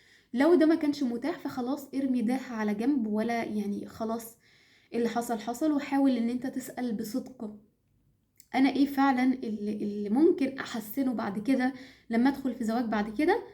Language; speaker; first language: Arabic; native; Arabic